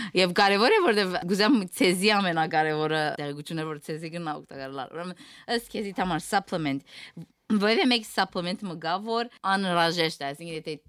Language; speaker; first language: Armenian; early bilingual, heritage; Armenian